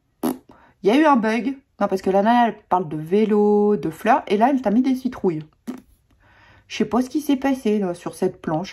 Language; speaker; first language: French; native; French